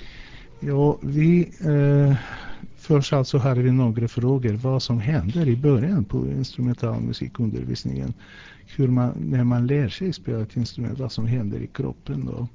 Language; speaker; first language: Swedish; non-native, fluent; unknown